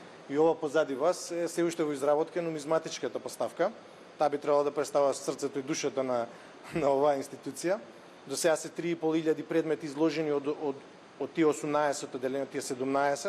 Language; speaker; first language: Macedonian; native; Macedonian